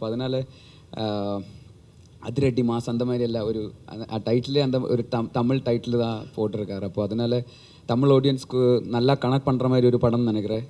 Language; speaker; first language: Tamil; non-native, learner; Malayalam